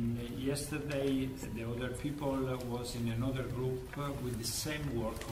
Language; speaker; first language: English; non-native, learner; Italian